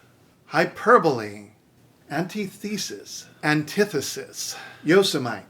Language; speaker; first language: English; native; English